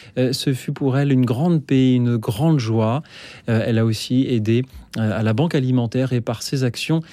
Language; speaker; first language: French; native; French